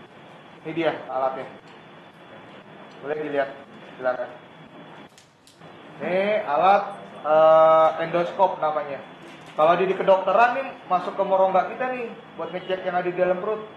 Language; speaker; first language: Malay; native; Malay